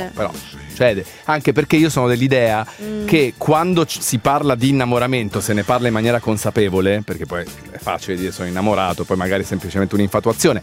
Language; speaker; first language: Italian; native; Italian